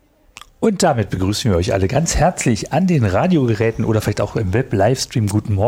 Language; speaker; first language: German; native; German